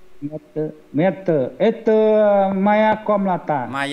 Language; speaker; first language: Russian; non-native, learner; Vietnamese